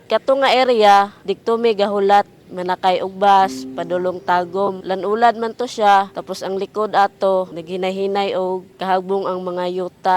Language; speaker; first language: Cebuano; native; Cebuano